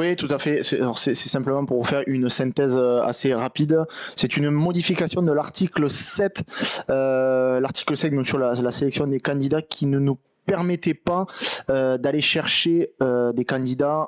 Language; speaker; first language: French; native; French